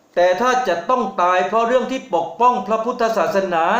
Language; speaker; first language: Thai; native; Thai